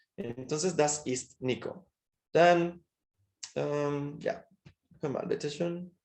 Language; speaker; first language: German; non-native, fluent; Spanish